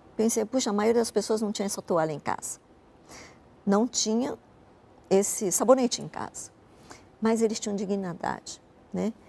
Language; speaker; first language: Portuguese; early bilingual, other home language; Japanese